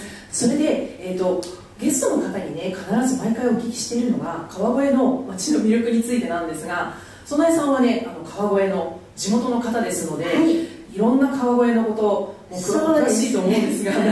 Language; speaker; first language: Japanese; native; Japanese